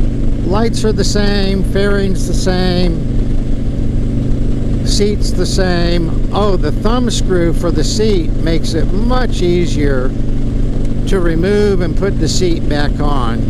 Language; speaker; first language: English; native; English